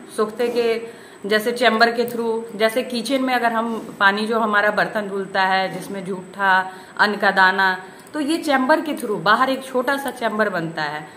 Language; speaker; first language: Hindi; native; Hindi